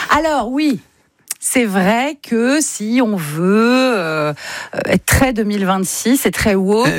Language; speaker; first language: French; native; French